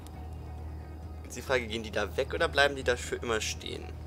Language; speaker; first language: German; native; German